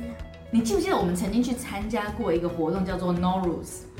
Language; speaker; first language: Chinese; native; Chinese